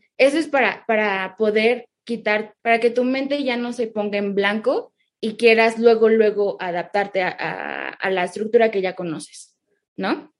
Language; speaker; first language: Spanish; early bilingual, heritage; Spanish